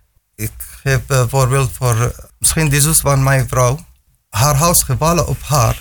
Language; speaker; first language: Dutch; non-native, learner; Arabic